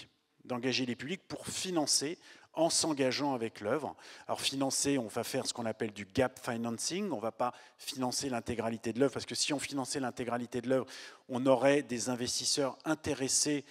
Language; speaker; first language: French; native; French